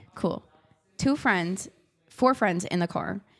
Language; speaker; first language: English; native; English